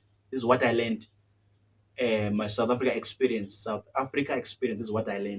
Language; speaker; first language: English; non-native, local second language; Shona